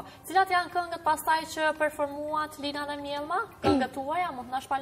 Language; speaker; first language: Albanian; native; Albanian